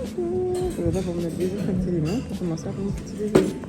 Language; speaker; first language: French; native; French